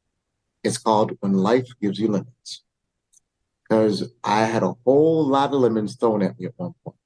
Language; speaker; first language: English; native; English